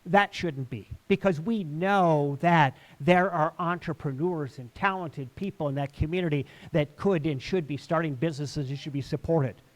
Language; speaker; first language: English; native; English